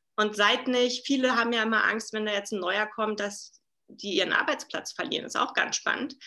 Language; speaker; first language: German; native; German